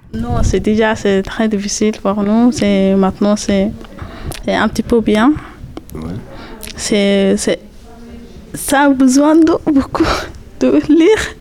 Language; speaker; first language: French; non-native, learner; Arabic